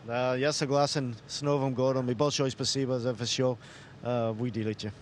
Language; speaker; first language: Russian; non-native, learner; English